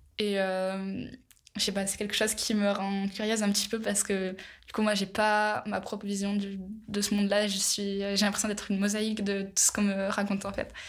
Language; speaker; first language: French; early bilingual, other home language; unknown